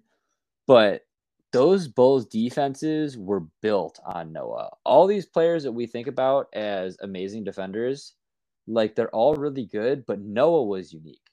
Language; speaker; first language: English; native; English